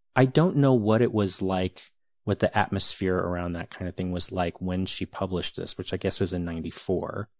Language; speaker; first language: English; native; English